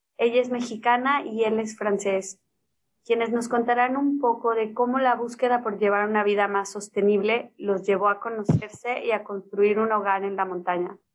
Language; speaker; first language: Spanish; native; Spanish